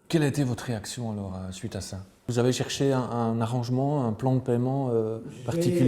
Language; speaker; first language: French; native; French